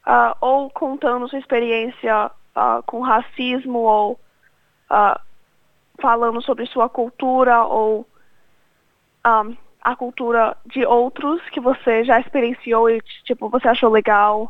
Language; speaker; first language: Portuguese; early bilingual, other home language; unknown